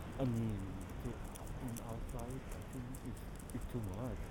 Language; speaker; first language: English; non-native, learner; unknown